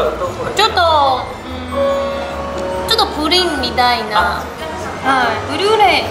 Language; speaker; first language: Japanese; non-native, learner; Chinese